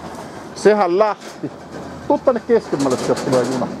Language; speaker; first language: Finnish; native; Finnish